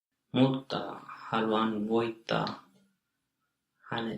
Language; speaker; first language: Finnish; non-native, learner; English